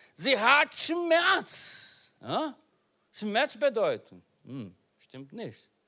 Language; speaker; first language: German; non-native, learner; Portuguese